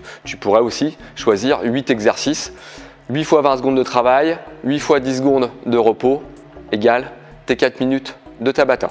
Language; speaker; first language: French; native; French